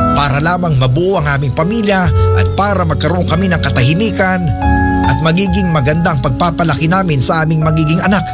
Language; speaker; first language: Filipino; non-native, local second language; Cebuano